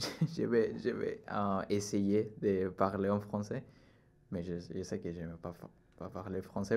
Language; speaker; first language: French; non-native, learner; Spanish